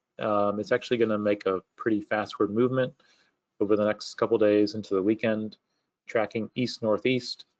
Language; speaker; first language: English; native; English